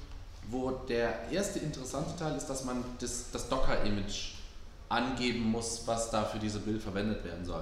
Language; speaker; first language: German; native; German